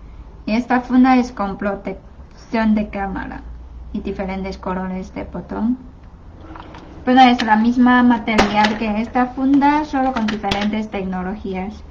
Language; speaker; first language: Spanish; non-native, learner; Chinese